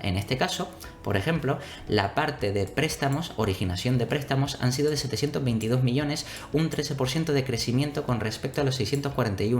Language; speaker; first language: Spanish; native; Spanish